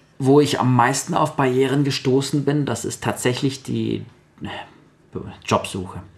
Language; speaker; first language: German; early bilingual, other home language; Russian